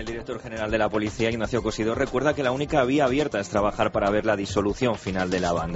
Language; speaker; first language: Spanish; native; Spanish